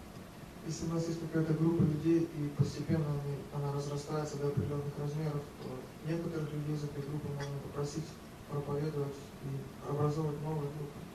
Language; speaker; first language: Russian; native; Russian